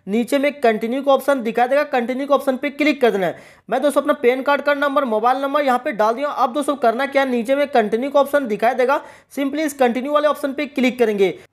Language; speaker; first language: Hindi; native; Hindi